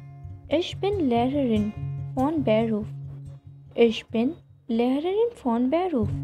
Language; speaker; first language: German; non-native, learner; Hindi